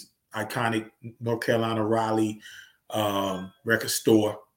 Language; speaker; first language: English; native; English